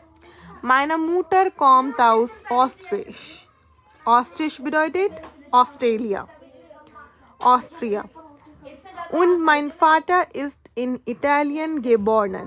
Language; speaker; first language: German; non-native, learner; Hindi